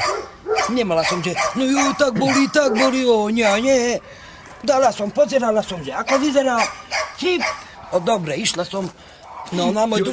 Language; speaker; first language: Slovak; non-native, local second language; Hungarian